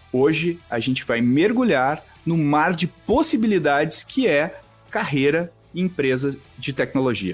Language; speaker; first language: Portuguese; native; Portuguese